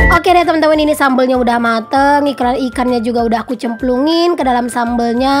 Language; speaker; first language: Indonesian; native; Indonesian